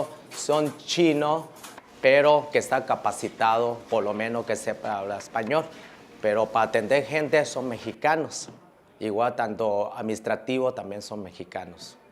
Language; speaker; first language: Spanish; early bilingual, other home language; Chinese